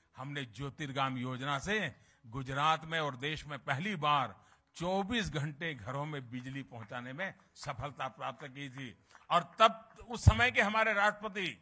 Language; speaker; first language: Hindi; native; Hindi